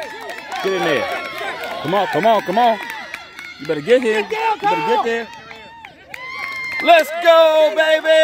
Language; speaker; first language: English; native; English